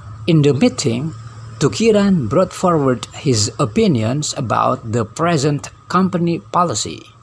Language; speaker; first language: English; non-native, fluent; Indonesian